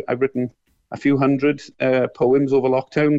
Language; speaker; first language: English; native; English